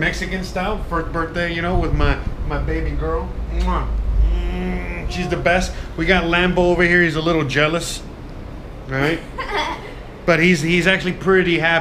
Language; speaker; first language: English; native; English